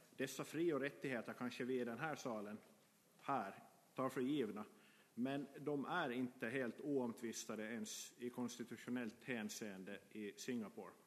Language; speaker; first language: Swedish; native; Swedish